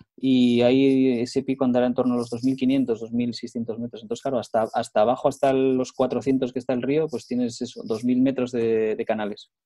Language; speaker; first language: Spanish; native; Spanish